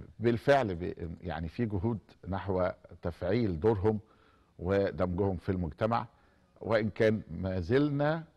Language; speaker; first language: Arabic; native; Arabic